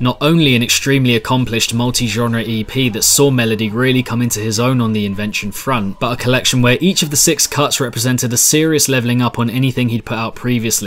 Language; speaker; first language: English; native; English